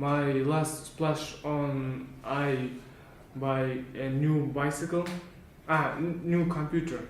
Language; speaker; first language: English; non-native, learner; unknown